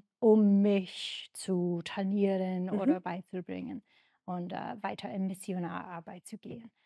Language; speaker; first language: German; non-native, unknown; English